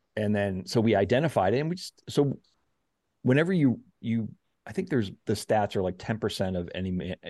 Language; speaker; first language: English; native; English